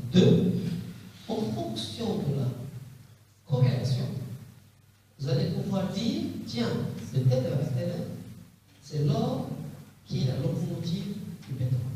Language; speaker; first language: French; non-native, local second language; Arabic